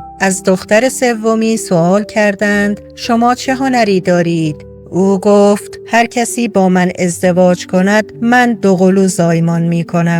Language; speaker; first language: Persian; native; Persian